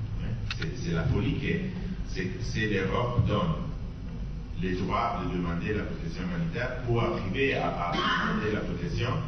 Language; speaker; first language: French; non-native, fluent; Italian